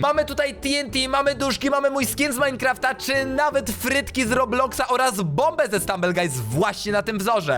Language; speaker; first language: Polish; native; Polish